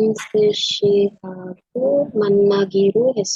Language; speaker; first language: Korean; non-native, learner; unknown